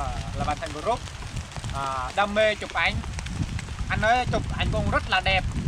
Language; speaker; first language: Vietnamese; non-native, local second language; Jarai